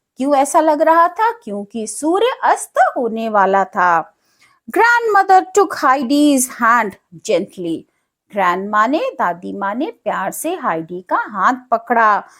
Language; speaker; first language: Hindi; native; Hindi